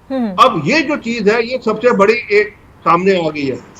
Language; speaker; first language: Hindi; native; Hindi